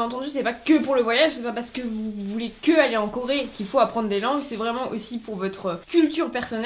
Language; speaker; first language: French; native; French